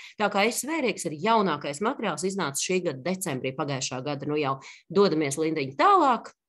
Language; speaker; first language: Latvian; native; Latvian